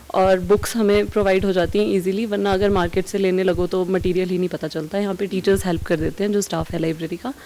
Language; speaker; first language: Hindi; native; Hindi